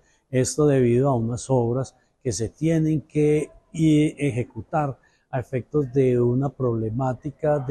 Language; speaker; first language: Spanish; native; Spanish